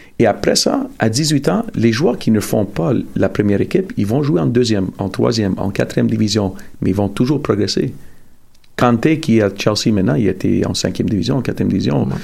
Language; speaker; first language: French; early bilingual, other home language; Italian